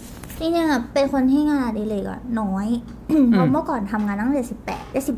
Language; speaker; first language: Thai; early bilingual, other home language; Korean